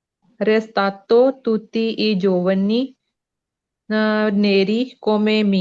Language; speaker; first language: Italian; non-native, learner; Punjabi